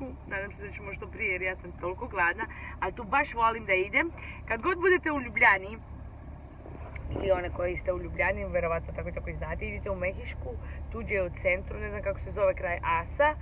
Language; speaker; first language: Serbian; early bilingual, heritage; Serbian